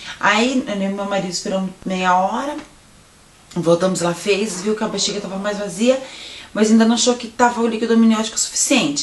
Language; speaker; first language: Portuguese; native; Portuguese